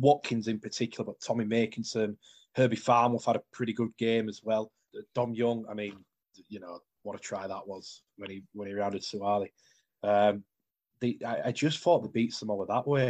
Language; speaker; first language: English; native; English